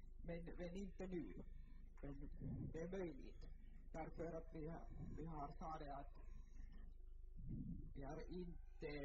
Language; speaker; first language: Swedish; non-native, local second language; Finnish